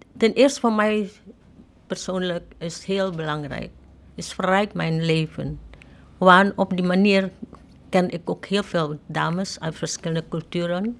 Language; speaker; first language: Dutch; non-native, fluent; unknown